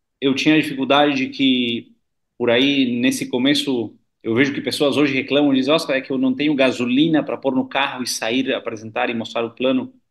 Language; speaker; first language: Portuguese; non-native, fluent; Spanish